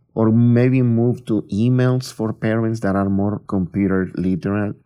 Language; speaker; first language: English; non-native, fluent; Spanish